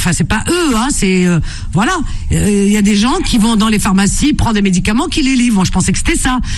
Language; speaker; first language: French; native; French